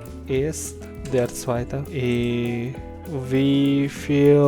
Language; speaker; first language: German; non-native, fluent; Indonesian